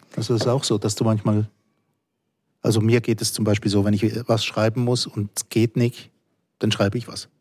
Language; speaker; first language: German; native; German